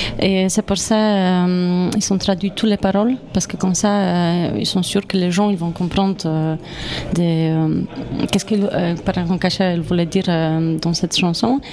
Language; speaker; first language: French; non-native, fluent; Polish